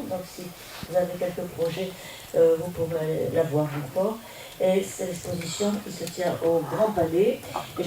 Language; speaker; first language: French; native; French